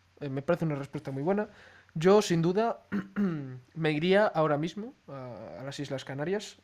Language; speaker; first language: Spanish; native; Spanish